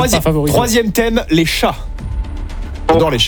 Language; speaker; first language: French; native; French